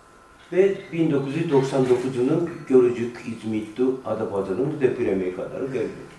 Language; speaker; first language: Turkish; non-native, fluent; Japanese